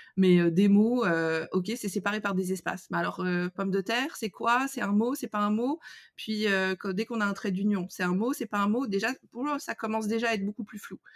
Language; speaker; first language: French; native; French